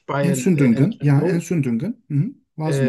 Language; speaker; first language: German; non-native, learner; Turkish